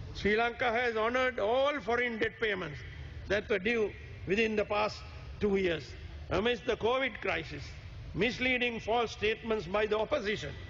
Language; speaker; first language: English; non-native, local second language; Sinhala